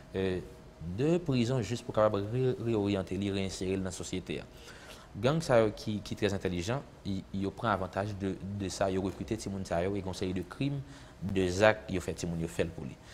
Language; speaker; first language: French; native; French